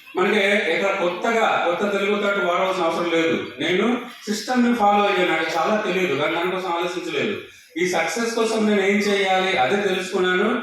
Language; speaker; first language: Telugu; non-native, local second language; Odia